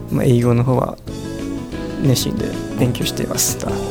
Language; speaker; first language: Japanese; non-native, fluent; Chinese